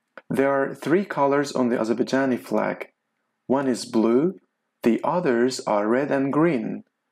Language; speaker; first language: English; non-native, fluent; Azerbaijani